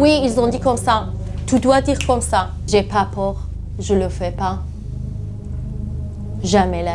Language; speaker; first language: French; non-native, learner; Persian